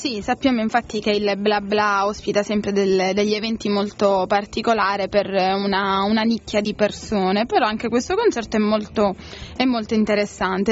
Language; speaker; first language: Italian; native; Italian